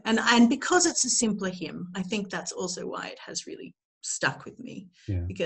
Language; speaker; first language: English; native; English